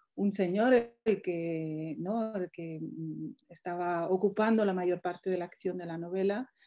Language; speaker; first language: Spanish; non-native, fluent; Arabic